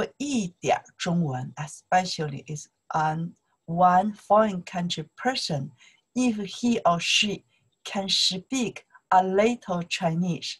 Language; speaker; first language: English; non-native, learner; Chinese